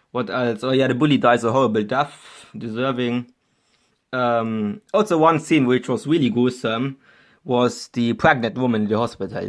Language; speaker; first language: English; non-native, fluent; German